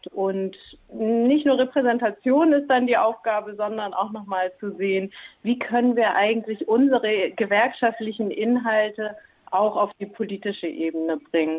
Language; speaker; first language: German; native; German